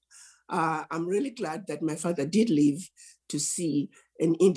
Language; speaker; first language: English; non-native, local second language; Shona